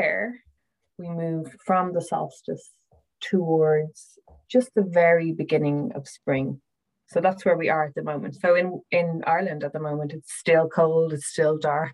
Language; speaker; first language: English; native; English